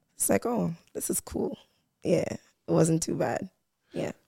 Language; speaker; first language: English; non-native, local second language; Ewe